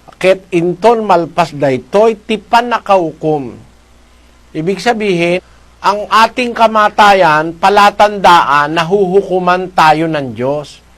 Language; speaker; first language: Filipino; non-native, local second language; Iloko